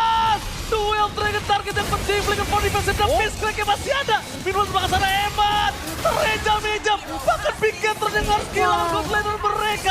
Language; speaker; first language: Indonesian; native; Indonesian